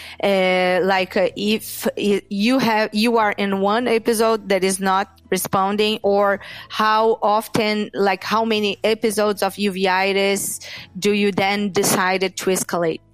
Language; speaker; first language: English; non-native, fluent; Portuguese